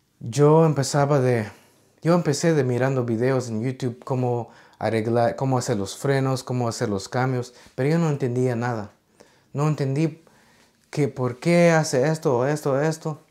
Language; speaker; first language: Spanish; early bilingual, heritage; Spanish